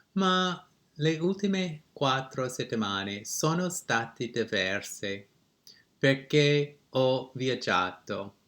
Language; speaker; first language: Italian; non-native, learner; English